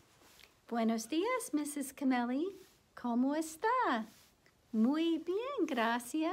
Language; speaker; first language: Spanish; non-native, fluent; English